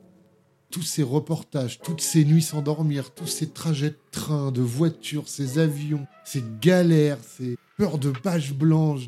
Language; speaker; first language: French; native; French